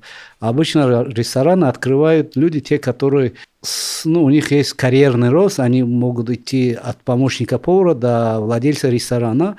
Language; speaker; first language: Russian; non-native, local second language; Tajik